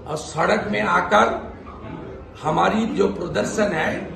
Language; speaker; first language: Hindi; non-native, local second language; Bangla